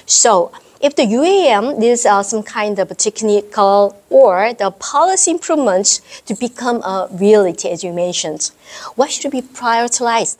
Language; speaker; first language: English; non-native, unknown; Korean